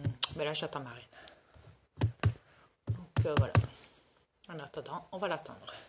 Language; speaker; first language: French; native; French